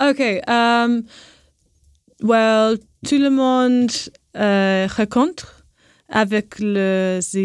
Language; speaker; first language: French; non-native, learner; English